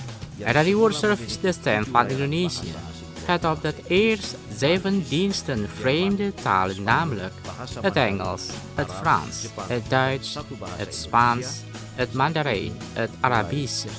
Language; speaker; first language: Dutch; non-native, learner; Indonesian